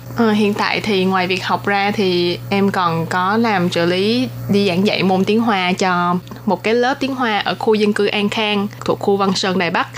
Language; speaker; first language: Vietnamese; non-native, local second language; Cantonese